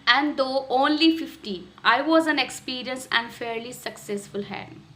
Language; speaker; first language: English; non-native, local second language; Hindi